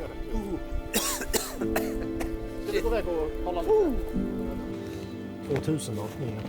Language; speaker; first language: Swedish; native; Swedish